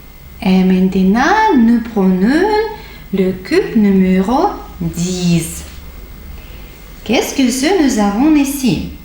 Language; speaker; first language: French; non-native, fluent; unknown